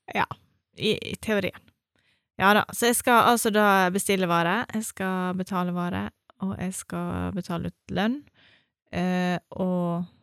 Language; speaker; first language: Norwegian; native; Norwegian